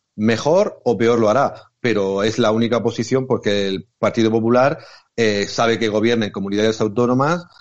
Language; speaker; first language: Spanish; native; Spanish